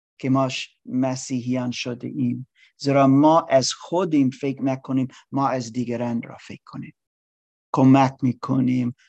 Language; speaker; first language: Persian; non-native, learner; English